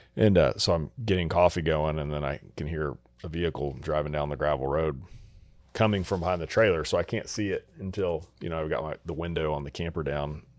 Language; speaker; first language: English; native; English